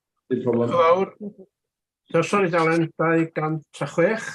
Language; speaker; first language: Welsh; native; Welsh